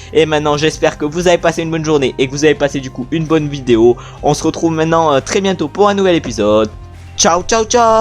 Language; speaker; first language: French; native; French